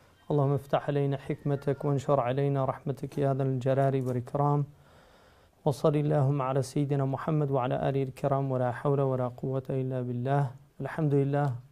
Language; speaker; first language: Arabic; non-native, fluent; English